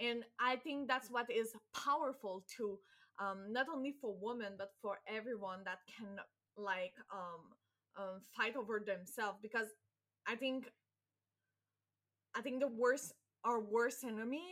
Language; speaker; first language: English; non-native, fluent; French